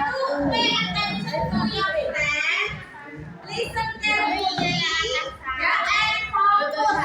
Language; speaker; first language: English; non-native, fluent; Indonesian